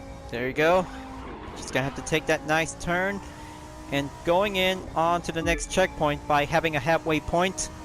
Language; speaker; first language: English; non-native, fluent; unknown